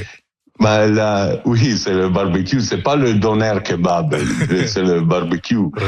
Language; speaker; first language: French; non-native, learner; Italian